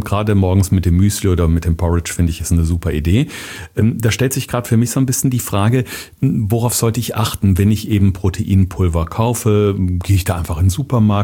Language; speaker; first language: German; native; German